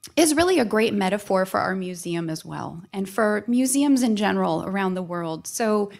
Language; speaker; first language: English; native; English